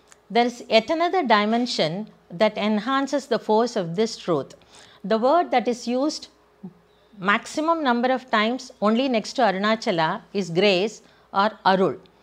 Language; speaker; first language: English; non-native, local second language; Tamil